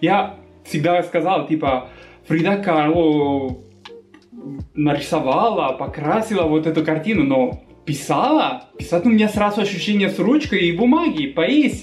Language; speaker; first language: Russian; non-native, fluent; Spanish